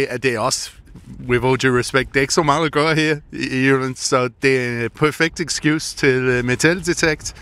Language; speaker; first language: Danish; non-native, fluent; English